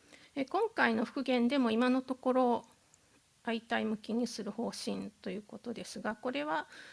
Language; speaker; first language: Japanese; native; Japanese